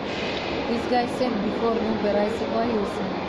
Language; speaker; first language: English; non-native, learner; Turkish